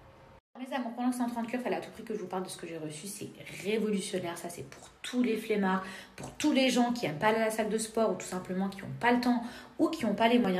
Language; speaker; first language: French; native; French